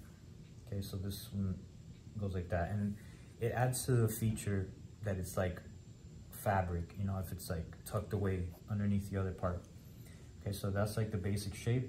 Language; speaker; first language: English; native; English